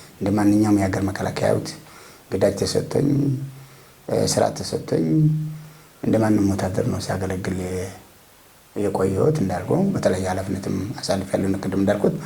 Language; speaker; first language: Amharic; non-native, local second language; Tigrinya